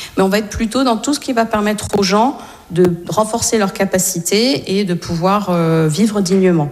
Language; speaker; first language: French; native; French